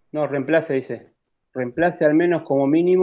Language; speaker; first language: Spanish; native; Spanish